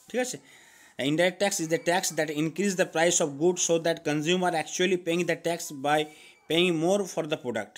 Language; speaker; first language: English; non-native, local second language; Bangla